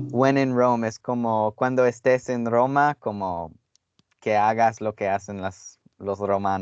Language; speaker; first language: Spanish; non-native, fluent; English